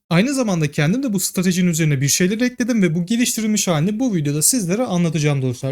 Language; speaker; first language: Turkish; native; Turkish